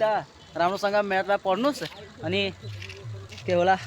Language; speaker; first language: Nepali; non-native, local second language; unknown